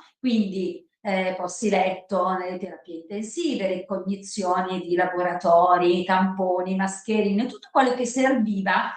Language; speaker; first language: Italian; native; Italian